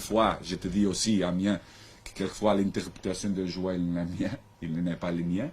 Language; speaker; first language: French; non-native, learner; Portuguese